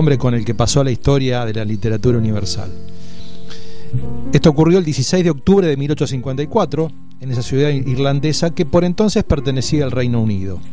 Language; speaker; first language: Spanish; native; Spanish